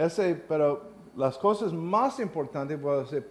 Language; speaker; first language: Spanish; non-native, learner; English